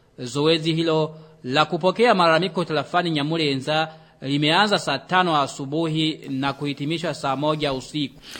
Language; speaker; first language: Swahili; non-native, local second language; Rundi